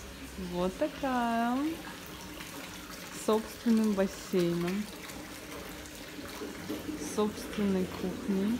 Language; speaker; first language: Russian; native; Russian